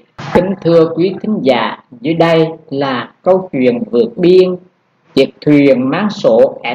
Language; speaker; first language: Vietnamese; native; Vietnamese